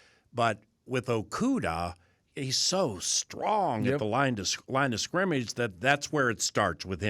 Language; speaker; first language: English; native; English